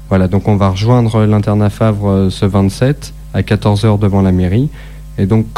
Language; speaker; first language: French; native; French